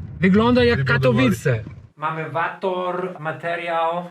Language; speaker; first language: Polish; non-native, learner; English